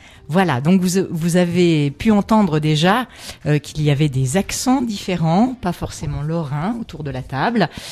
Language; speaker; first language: French; native; French